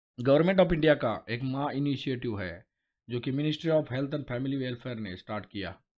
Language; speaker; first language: Hindi; non-native, local second language; Marathi